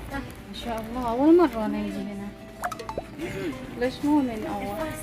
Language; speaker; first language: Arabic; non-native, learner; Indonesian